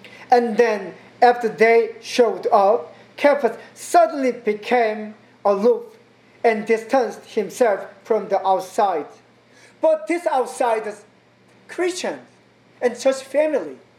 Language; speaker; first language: English; non-native, learner; Korean